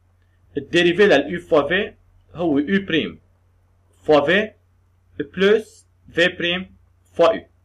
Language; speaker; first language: French; non-native, local second language; Arabic